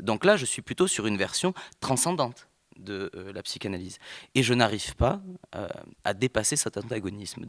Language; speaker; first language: French; native; French